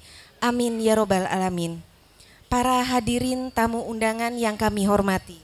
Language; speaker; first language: Indonesian; native; Indonesian